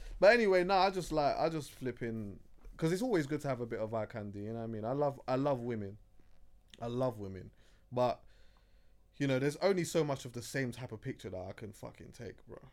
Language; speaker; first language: English; native; English